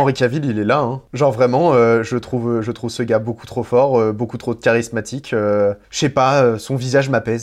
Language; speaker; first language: French; native; French